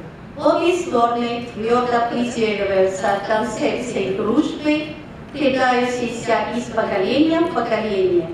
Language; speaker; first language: Russian; non-native, fluent; Chinese